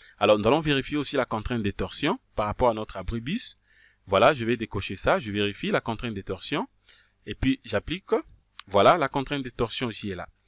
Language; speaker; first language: French; non-native, local second language; Kongo